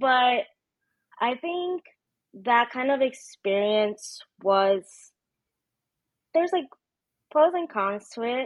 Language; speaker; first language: English; native; English